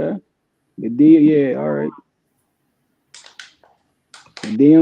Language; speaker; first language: English; native; English